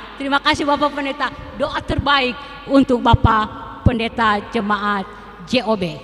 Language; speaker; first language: Indonesian; non-native, local second language; Nias